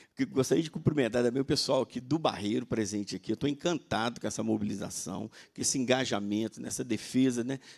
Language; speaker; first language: Portuguese; native; Portuguese